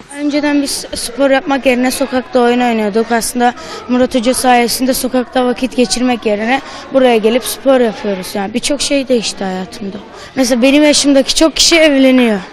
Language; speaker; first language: Turkish; native; Turkish